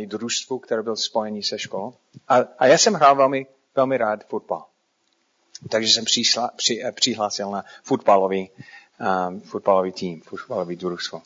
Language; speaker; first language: Czech; non-native, fluent; English